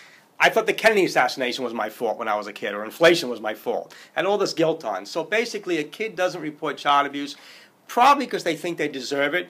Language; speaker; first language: English; native; English